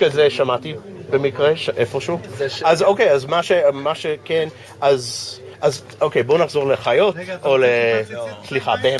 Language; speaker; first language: Hebrew; non-native, fluent; English